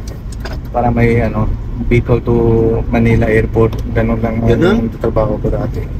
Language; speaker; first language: Filipino; non-native, learner; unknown